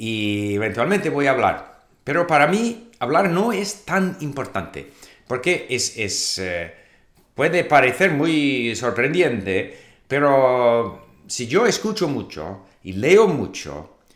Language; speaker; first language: Spanish; non-native, fluent; English